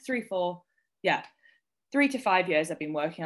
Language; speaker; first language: English; native; English